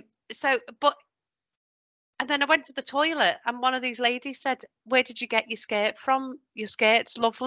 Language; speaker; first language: English; native; English